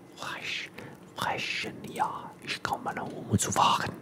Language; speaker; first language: German; non-native, learner; Italian